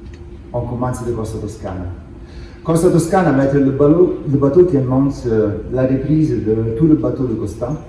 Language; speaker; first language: French; non-native, fluent; Italian